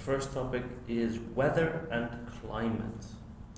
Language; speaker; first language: English; non-native, fluent; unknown